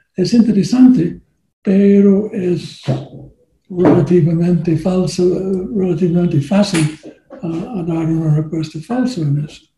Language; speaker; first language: Spanish; non-native, learner; English